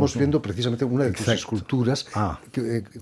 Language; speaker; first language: Spanish; native; Spanish